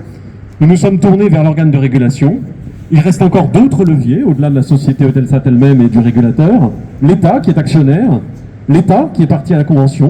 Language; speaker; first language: French; native; French